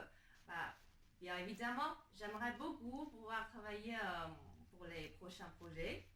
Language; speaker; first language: French; non-native, fluent; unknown